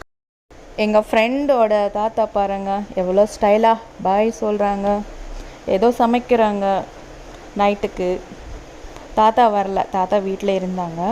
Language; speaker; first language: Tamil; non-native, local second language; Telugu